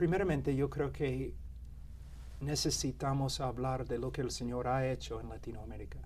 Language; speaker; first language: Spanish; non-native, fluent; English